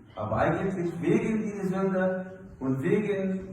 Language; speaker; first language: German; non-native, fluent; Arabic